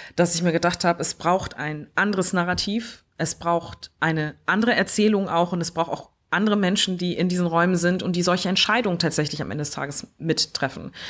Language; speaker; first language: German; early bilingual, other home language; French